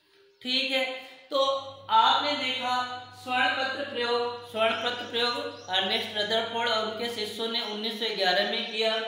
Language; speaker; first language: Hindi; native; Hindi